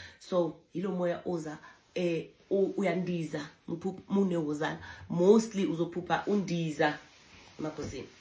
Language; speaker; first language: Zulu; non-native, local second language; Southern Sotho